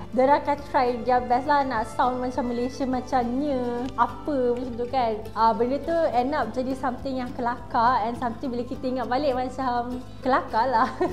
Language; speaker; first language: Malay; native; Malay